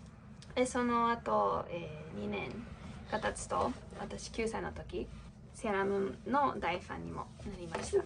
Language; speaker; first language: Japanese; non-native, fluent; English